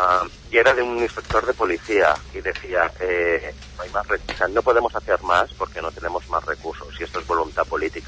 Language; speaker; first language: Spanish; native; Spanish